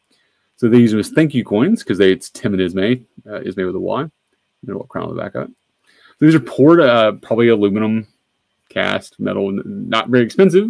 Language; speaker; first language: English; native; English